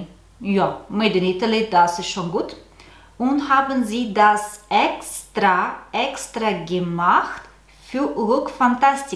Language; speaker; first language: German; non-native, learner; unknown